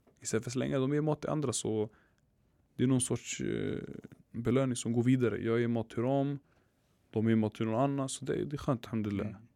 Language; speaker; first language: Swedish; early bilingual, other home language; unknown